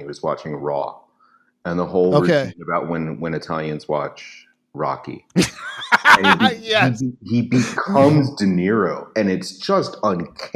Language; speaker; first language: English; native; English